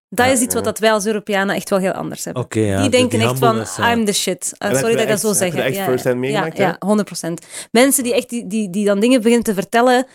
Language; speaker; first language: Dutch; native; Dutch